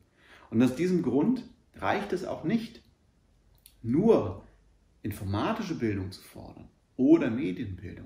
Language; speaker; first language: German; native; German